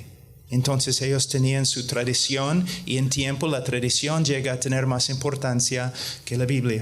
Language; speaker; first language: Spanish; non-native, fluent; English